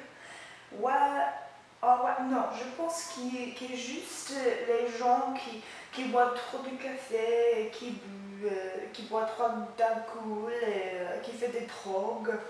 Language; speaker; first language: French; non-native, learner; English